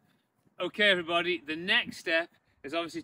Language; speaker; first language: English; native; English